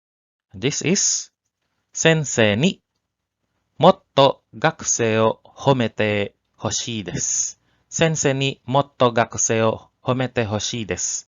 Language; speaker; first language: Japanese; non-native, learner; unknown